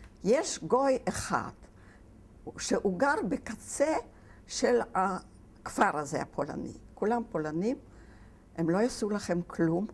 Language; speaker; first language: Hebrew; non-native, fluent; Yiddish